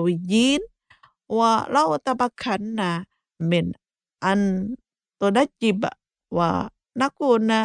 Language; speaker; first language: Arabic; non-native, fluent; Indonesian